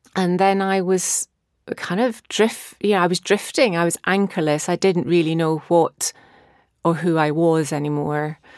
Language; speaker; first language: English; native; English